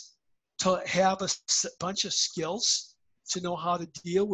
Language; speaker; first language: English; native; English